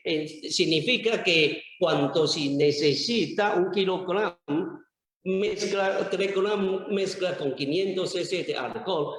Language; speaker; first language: Spanish; non-native, learner; Chinese